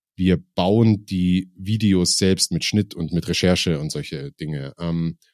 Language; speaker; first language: German; native; German